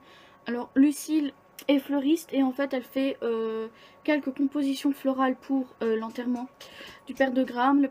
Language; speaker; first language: French; native; French